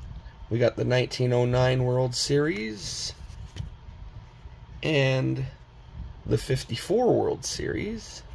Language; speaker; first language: English; native; English